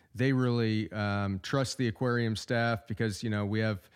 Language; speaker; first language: English; native; English